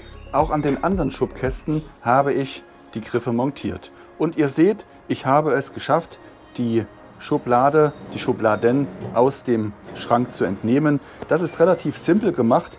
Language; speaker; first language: German; native; German